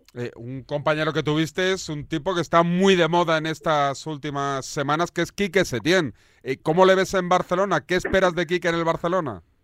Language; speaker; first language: Spanish; native; Spanish